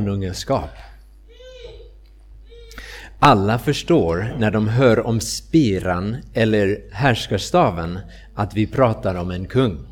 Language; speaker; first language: Swedish; non-native, fluent; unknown